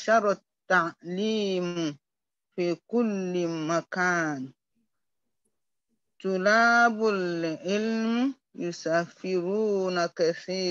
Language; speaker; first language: Arabic; non-native, learner; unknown